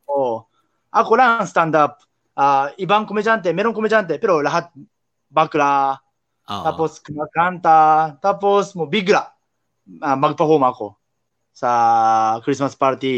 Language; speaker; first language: Filipino; non-native, learner; Japanese